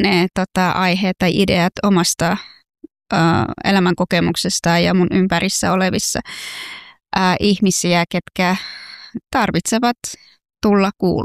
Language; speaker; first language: Finnish; non-native, fluent; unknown